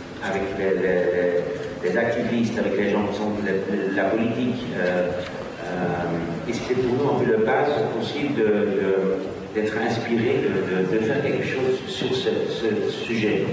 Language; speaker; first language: French; non-native, learner; Dutch